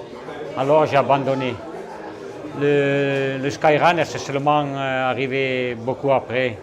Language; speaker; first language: French; non-native, learner; Italian